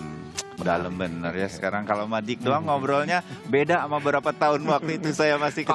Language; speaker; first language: Malay; native; Malay